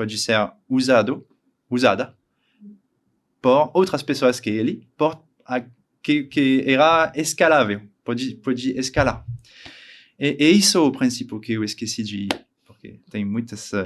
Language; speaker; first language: Portuguese; non-native, learner; French